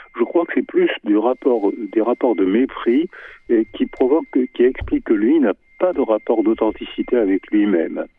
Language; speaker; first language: French; native; French